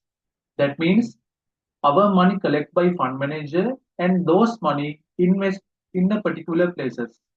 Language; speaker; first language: English; non-native, local second language; Sinhala